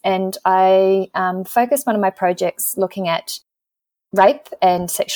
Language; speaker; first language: English; native; English